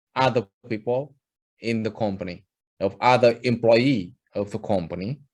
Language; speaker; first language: English; non-native, fluent; Vietnamese